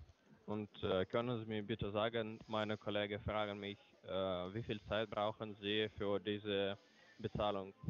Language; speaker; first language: German; non-native, learner; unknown